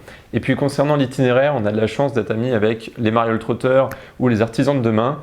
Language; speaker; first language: French; native; French